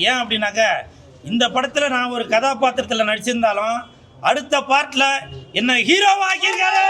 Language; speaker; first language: Tamil; native; Tamil